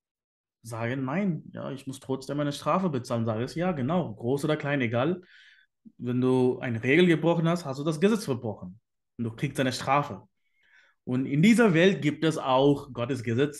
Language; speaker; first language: German; non-native, fluent; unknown